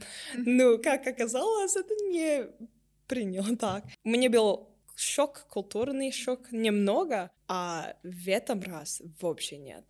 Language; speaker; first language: Russian; non-native, learner; English